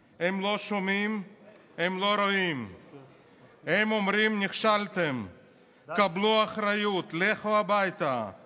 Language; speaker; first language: Hebrew; non-native, fluent; Russian